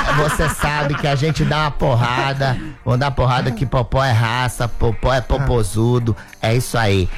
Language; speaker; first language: Portuguese; native; Portuguese